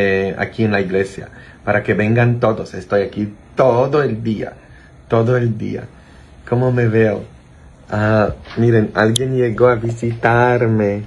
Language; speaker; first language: Spanish; non-native, fluent; Polish